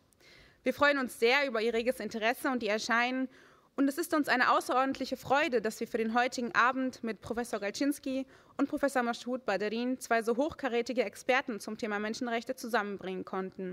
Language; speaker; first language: German; native; German